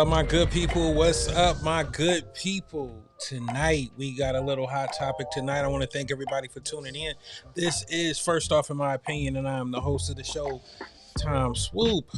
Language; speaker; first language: English; native; English